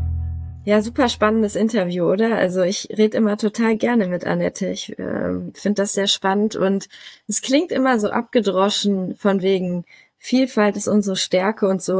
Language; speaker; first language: German; native; German